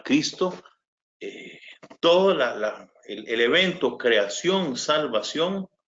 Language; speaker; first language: Spanish; native; Spanish